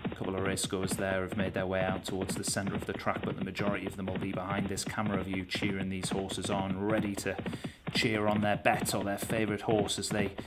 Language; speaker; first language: English; native; English